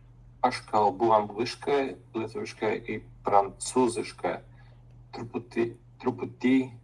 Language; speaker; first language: Lithuanian; non-native, learner; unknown